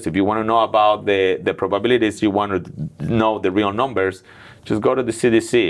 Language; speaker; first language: English; non-native, fluent; Spanish